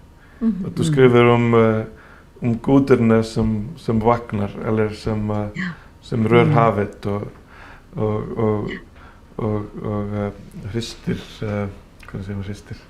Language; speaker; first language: Swedish; non-native, fluent; Icelandic